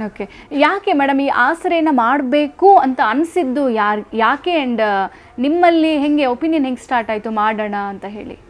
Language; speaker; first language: Kannada; native; Kannada